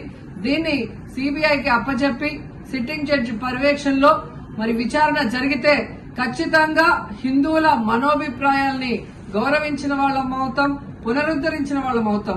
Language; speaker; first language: Telugu; native; Telugu